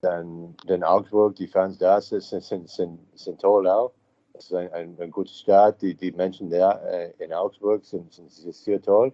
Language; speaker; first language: German; non-native, learner; English